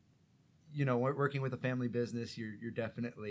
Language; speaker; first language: English; native; English